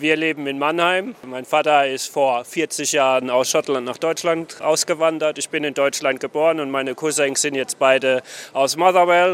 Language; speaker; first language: German; early bilingual, other home language; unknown